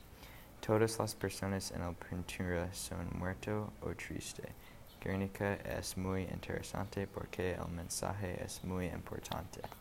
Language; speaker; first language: Spanish; non-native, learner; English